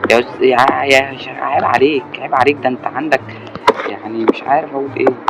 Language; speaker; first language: Arabic; native; Arabic